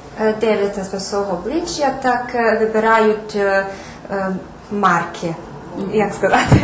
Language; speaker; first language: Ukrainian; non-native, local second language; Serbian